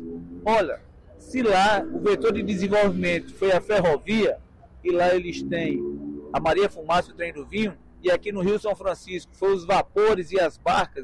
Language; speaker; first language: Portuguese; native; Portuguese